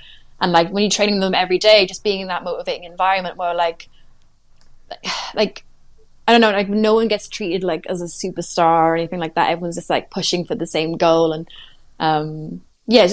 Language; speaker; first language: English; native; English